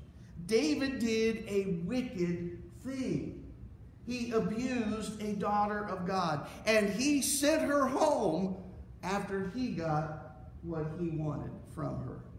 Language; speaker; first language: English; native; English